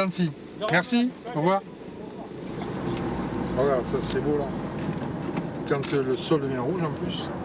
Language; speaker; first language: French; native; French